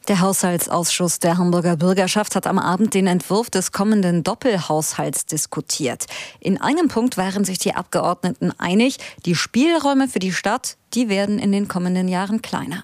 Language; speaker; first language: German; native; German